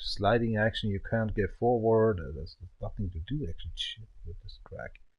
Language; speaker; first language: English; non-native, learner; German